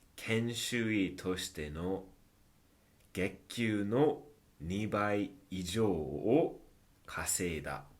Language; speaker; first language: Japanese; non-native, fluent; English